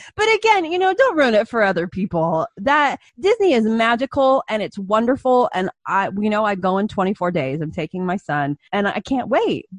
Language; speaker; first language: English; native; English